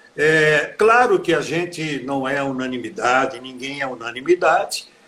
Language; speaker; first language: Portuguese; native; Portuguese